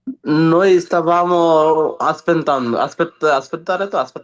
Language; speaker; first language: Italian; non-native, learner; Bangla